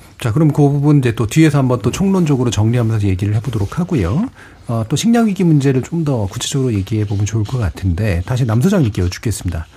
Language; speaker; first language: Korean; native; Korean